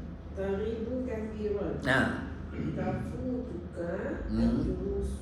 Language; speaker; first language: Arabic; non-native, learner; Malay